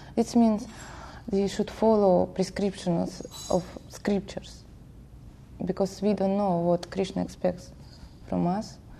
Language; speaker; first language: English; non-native, learner; Russian